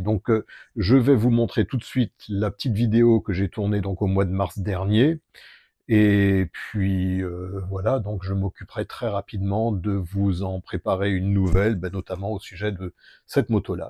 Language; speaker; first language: French; native; French